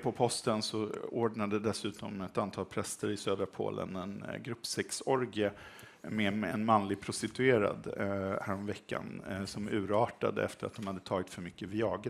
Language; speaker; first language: Swedish; native; Swedish